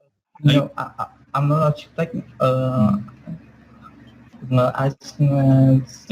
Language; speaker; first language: English; non-native, learner; Vietnamese